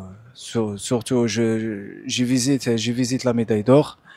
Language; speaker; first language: French; non-native, local second language; Arabic